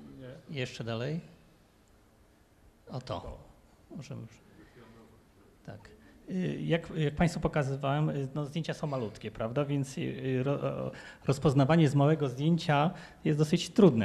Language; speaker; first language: Polish; native; Polish